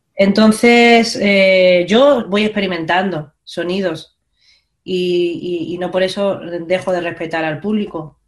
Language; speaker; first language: Spanish; native; Spanish